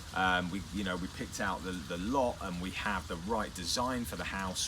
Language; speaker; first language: English; native; English